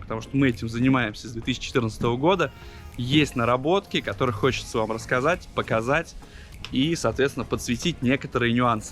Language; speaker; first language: Russian; native; Russian